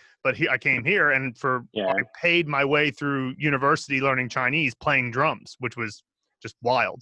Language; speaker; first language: English; native; English